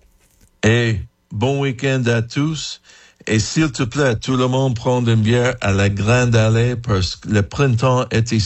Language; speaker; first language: French; non-native, fluent; English